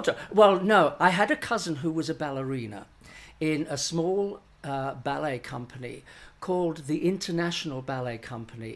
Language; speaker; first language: English; native; English